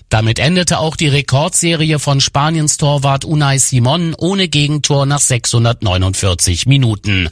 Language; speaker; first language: German; native; German